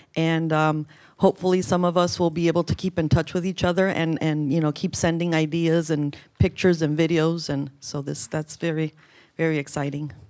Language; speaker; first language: English; early bilingual, other home language; Spanish